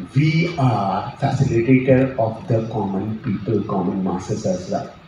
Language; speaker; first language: English; non-native, local second language; Marathi